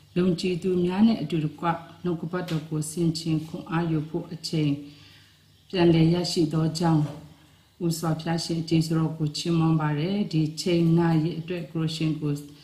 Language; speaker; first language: Burmese; non-native, local second language; Kachin